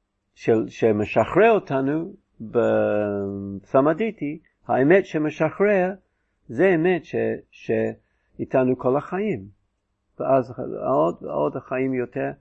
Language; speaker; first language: Hebrew; non-native, fluent; English